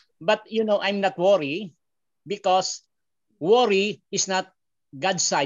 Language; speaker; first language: English; non-native, learner; Filipino